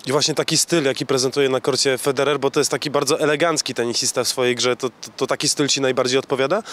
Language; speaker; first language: Polish; native; Polish